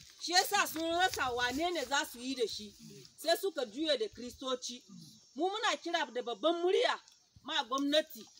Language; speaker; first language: Hausa; non-native, local second language; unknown